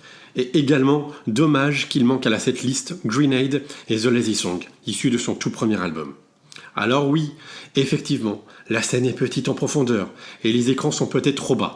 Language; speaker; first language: French; native; French